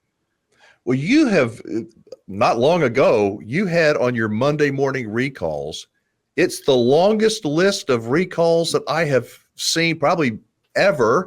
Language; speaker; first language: English; native; English